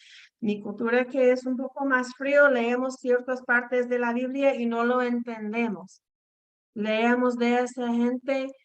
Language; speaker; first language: Spanish; non-native, fluent; English